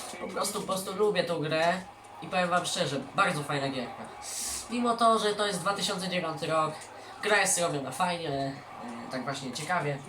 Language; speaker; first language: Polish; native; Polish